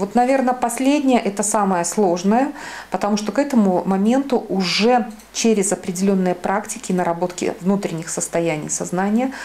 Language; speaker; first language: Russian; native; Russian